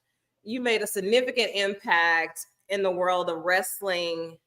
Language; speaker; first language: English; native; English